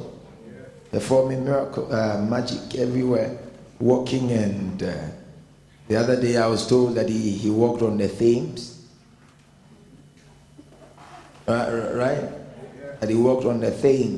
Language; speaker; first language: English; non-native, local second language; Akan